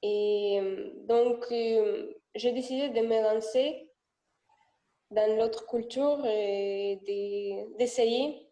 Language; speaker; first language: French; non-native, learner; Russian